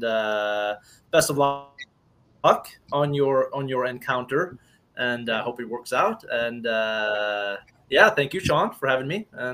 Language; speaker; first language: English; non-native, fluent; Norwegian